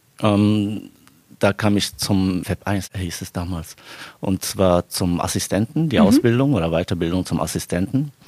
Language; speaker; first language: German; non-native, fluent; Arabic